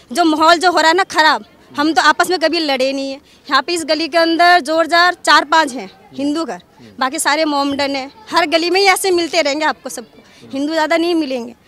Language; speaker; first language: Hindi; native; Hindi